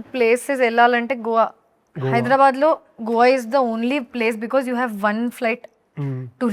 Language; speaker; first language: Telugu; non-native, learner; Hindi